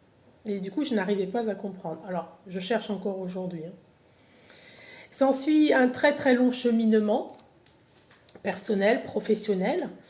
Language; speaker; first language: French; native; French